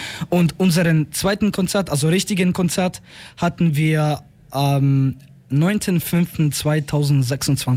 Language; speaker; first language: German; native; German